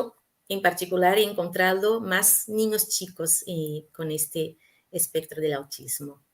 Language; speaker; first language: Spanish; native; Spanish